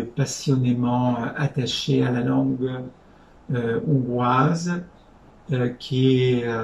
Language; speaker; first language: French; non-native, fluent; Hungarian